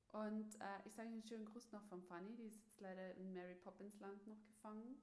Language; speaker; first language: German; native; German